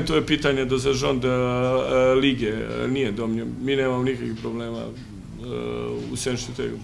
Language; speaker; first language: Polish; non-native, learner; Serbian